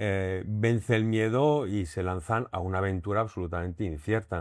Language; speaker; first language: Spanish; native; Spanish